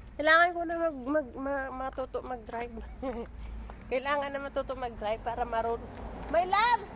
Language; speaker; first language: Filipino; native; Filipino